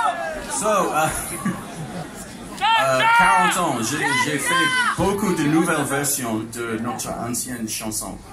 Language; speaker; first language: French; non-native, learner; English